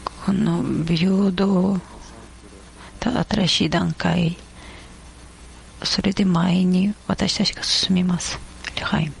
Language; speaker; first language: Japanese; non-native, fluent; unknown